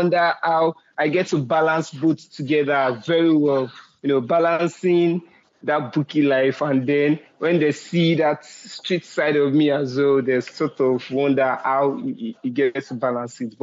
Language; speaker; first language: English; non-native, local second language; Yoruba